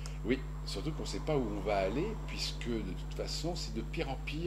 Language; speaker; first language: French; native; French